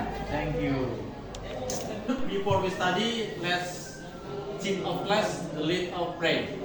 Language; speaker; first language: English; non-native, learner; Indonesian